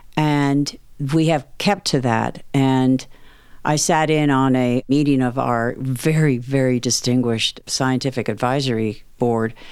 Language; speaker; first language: English; native; English